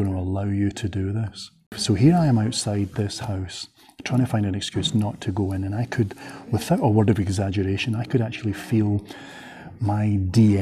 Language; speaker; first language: English; native; English